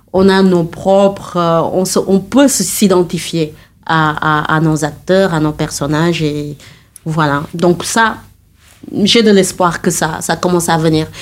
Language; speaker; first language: French; non-native, local second language; Wolof